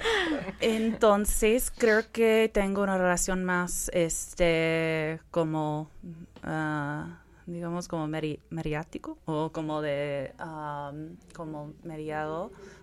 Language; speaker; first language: Spanish; non-native, fluent; English